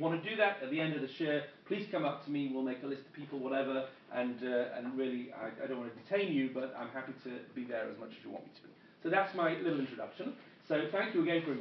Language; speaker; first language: English; native; English